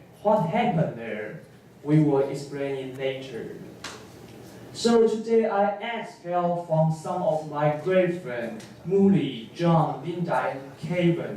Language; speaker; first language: English; non-native, learner; Chinese